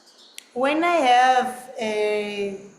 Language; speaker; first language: English; non-native, learner; Portuguese